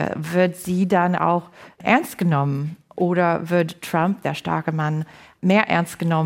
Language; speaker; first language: German; non-native, fluent; English